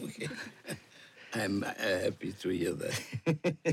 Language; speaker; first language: English; non-native, fluent; German